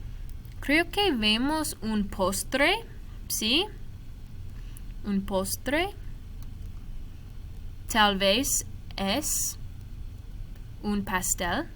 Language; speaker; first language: Spanish; non-native, fluent; English